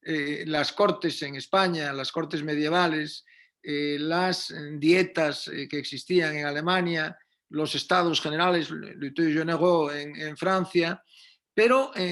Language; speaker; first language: Spanish; native; Spanish